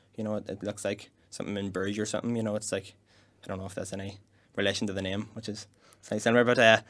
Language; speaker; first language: English; native; English